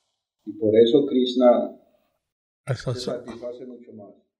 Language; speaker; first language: Spanish; native; Spanish